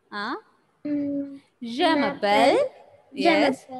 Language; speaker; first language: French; non-native, fluent; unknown